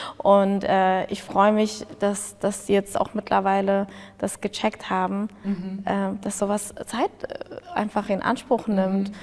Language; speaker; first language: German; early bilingual, other home language; Tigrinya